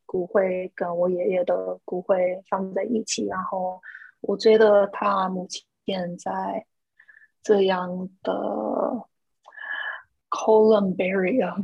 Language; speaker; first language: Chinese; non-native, fluent; English